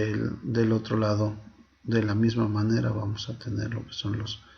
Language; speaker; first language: Spanish; native; Spanish